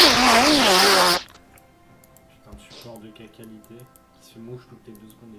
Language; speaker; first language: French; native; French